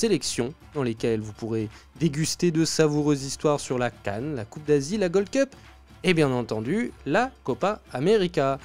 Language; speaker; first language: French; native; French